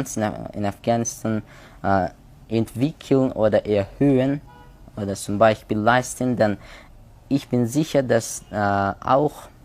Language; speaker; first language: German; non-native, learner; Persian